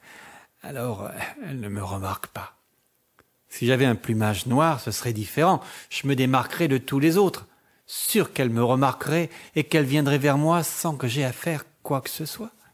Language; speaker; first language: French; native; French